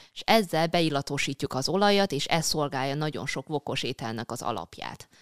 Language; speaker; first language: Hungarian; early bilingual, other home language; Chinese